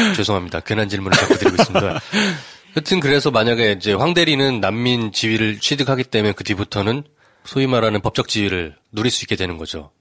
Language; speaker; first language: Korean; native; Korean